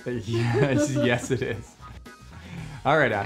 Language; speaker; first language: English; native; English